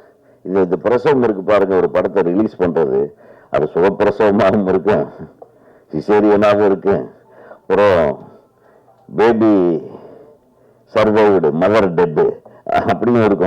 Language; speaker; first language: Tamil; native; Tamil